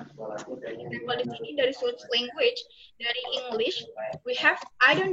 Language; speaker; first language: English; non-native, local second language; Indonesian